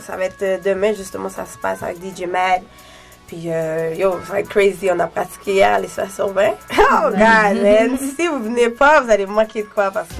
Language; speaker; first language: French; early bilingual, heritage; French